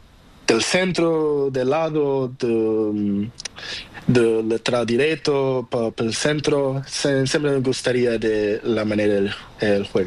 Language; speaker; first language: Spanish; non-native, learner; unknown